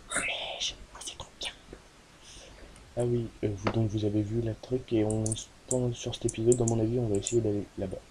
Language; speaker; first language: French; native; French